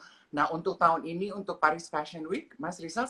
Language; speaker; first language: Indonesian; native; Indonesian